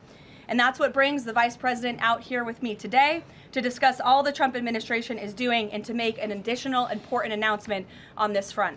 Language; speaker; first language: English; native; English